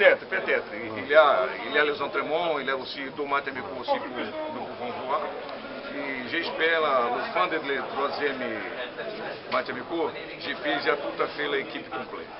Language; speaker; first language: French; non-native, learner; Portuguese